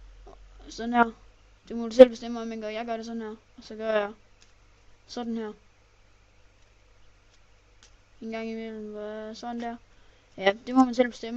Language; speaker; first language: Danish; native; Danish